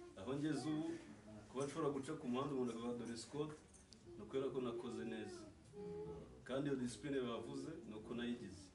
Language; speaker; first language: Kinyarwanda; native; Kinyarwanda